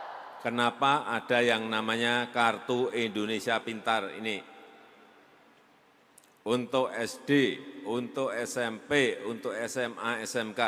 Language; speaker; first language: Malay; non-native, local second language; Javanese